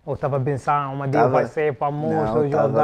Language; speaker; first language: Portuguese; non-native, learner; Arabic